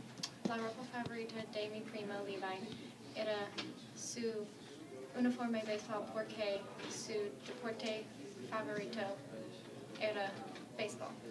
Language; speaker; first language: Spanish; non-native, learner; English